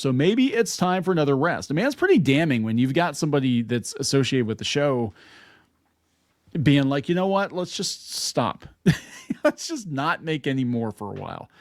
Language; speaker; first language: English; native; English